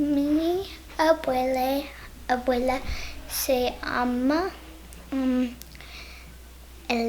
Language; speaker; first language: Spanish; non-native, learner; English